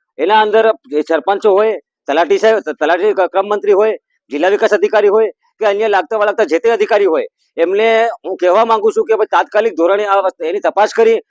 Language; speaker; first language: Gujarati; native; Gujarati